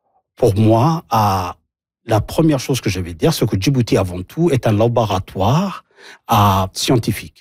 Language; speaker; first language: French; non-native, local second language; Somali